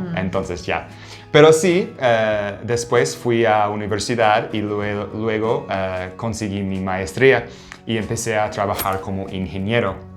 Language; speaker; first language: Spanish; non-native, fluent; English